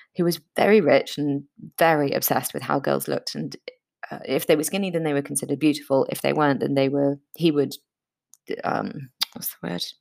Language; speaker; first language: English; native; English